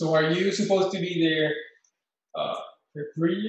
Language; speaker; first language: English; non-native, fluent; Spanish